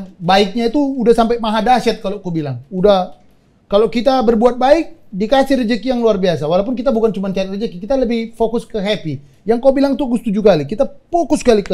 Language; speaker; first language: Indonesian; native; Indonesian